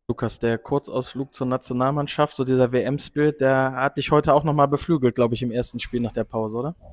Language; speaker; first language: German; native; German